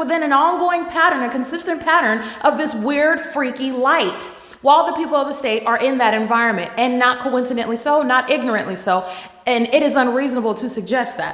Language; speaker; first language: English; native; English